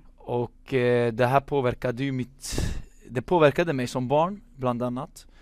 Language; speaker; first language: Swedish; native; Swedish